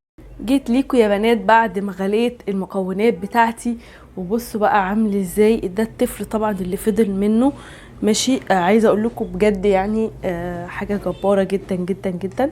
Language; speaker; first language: Arabic; native; Arabic